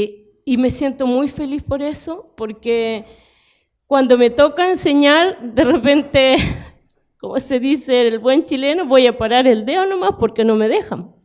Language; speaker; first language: Spanish; non-native, local second language; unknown